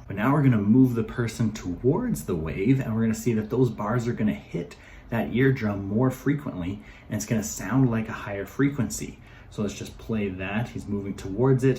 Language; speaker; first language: English; native; English